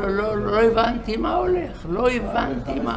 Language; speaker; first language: Hebrew; non-native, fluent; Yiddish